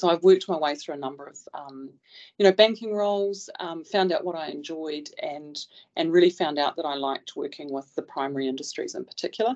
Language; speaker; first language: English; native; English